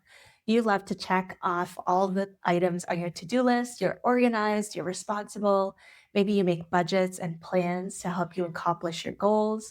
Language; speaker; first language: English; native; English